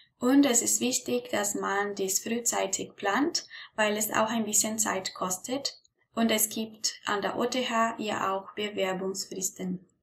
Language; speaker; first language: German; non-native, fluent; Portuguese